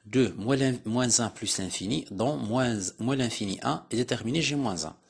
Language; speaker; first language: French; non-native, local second language; Arabic